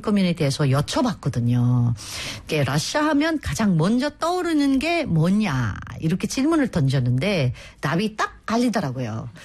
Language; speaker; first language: Korean; non-native, fluent; Filipino